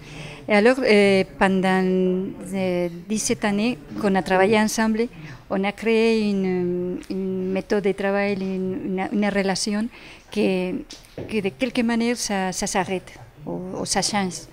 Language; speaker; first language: French; non-native, fluent; Spanish